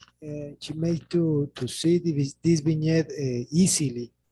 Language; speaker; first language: English; non-native, learner; Spanish